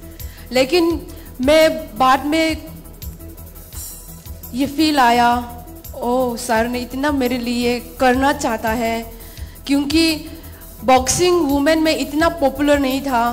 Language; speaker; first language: Hindi; non-native, local second language; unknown